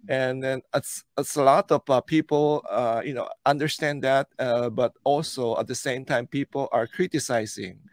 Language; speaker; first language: English; non-native, local second language; Filipino